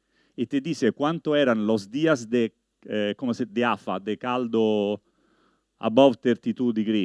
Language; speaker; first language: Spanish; non-native, learner; Italian